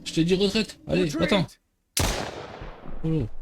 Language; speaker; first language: French; native; French